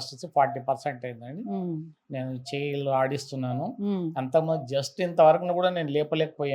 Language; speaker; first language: Telugu; native; Telugu